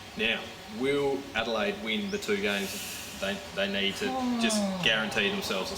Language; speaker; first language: English; native; English